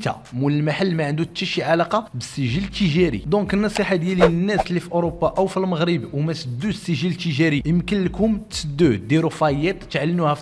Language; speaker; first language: Arabic; native; Arabic